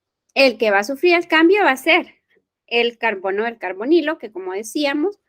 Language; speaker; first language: Spanish; native; Spanish